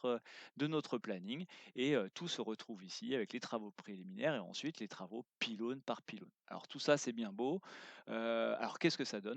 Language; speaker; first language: French; native; French